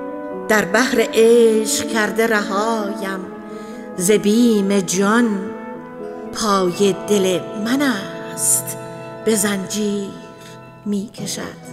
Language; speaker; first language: Persian; native; Persian